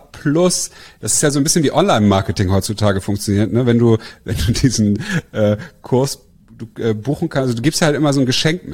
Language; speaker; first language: German; native; German